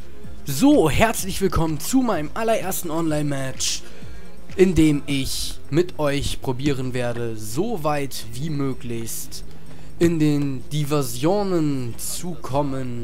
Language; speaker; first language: German; native; German